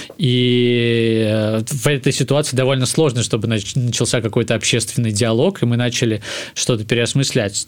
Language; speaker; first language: Russian; native; Russian